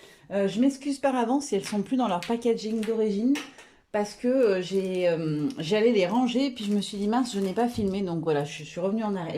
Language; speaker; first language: French; native; French